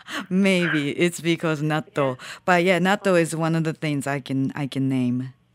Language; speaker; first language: English; non-native, fluent; Japanese